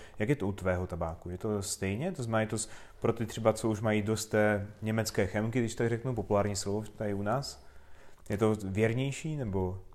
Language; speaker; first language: Czech; native; Czech